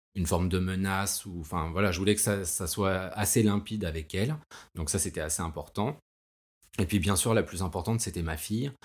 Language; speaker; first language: French; native; French